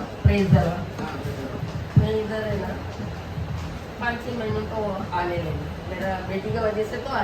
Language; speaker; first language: Hindi; non-native, local second language; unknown